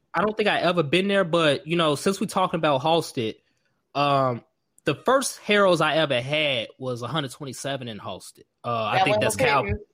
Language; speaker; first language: English; native; English